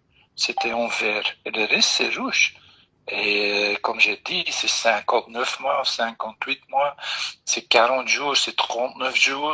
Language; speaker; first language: French; non-native, local second language; Dutch